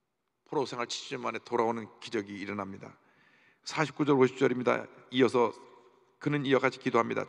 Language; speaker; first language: Korean; native; Korean